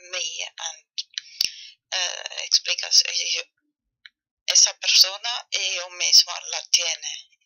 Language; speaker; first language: Spanish; non-native, learner; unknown